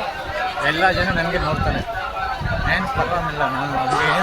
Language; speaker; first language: Kannada; non-native, learner; Hindi